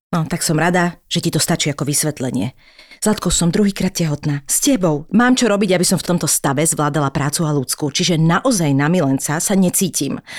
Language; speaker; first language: Slovak; native; Slovak